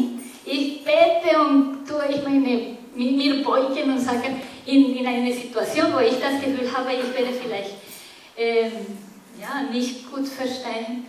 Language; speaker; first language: German; non-native, fluent; Spanish